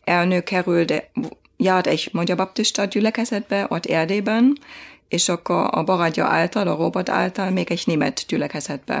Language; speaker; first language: Hungarian; non-native, fluent; German